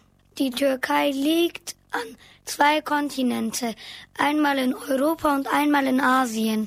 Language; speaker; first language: German; early bilingual, other home language; Turkish